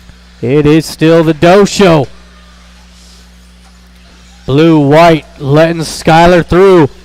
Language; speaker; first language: English; native; English